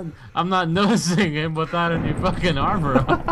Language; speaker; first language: English; native; English